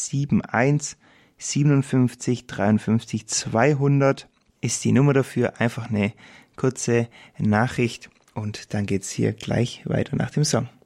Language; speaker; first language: German; native; German